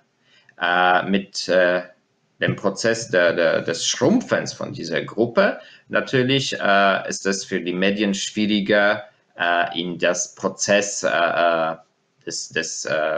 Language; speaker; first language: German; non-native, fluent; Polish